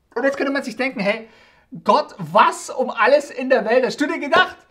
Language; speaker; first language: German; native; German